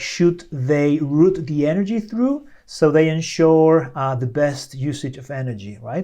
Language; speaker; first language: English; non-native, fluent; Spanish